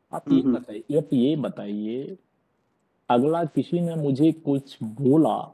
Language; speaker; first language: Hindi; native; Hindi